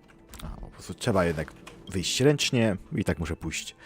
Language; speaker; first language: Polish; native; Polish